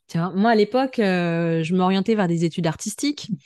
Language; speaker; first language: French; native; French